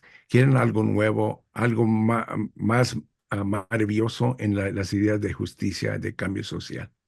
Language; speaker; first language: Spanish; early bilingual, heritage; English